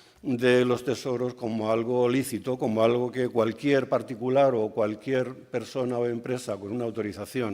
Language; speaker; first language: Spanish; native; Spanish